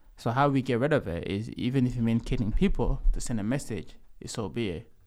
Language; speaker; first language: English; early bilingual, other home language; Lingala